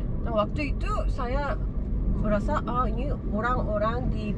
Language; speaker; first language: Indonesian; non-native, learner; Korean